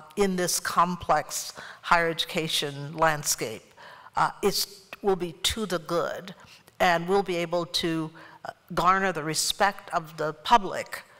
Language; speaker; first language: English; native; English